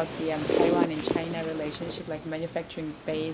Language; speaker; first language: English; non-native, fluent; Korean